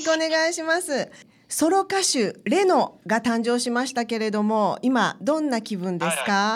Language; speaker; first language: Japanese; native; Japanese